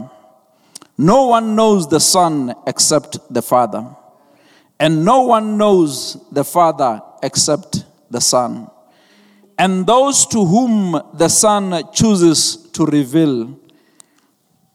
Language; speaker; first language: English; non-native, local second language; Venda